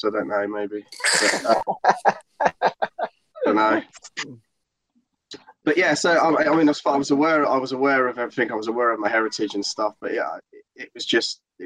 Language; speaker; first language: English; native; English